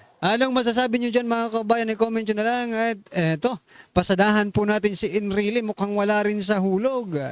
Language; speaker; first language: Filipino; non-native, local second language; Waray